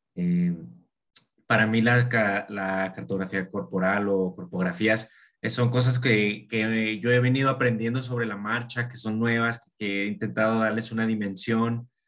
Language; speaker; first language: Spanish; native; Spanish